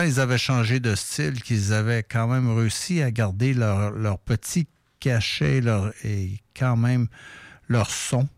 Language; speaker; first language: French; native; French